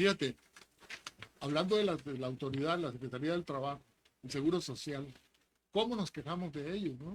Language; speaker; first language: Spanish; native; Spanish